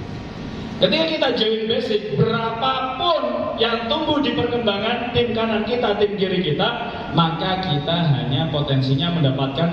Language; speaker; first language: Indonesian; native; Indonesian